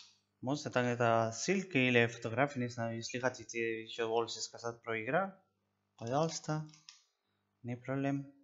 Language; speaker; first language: Russian; non-native, learner; Spanish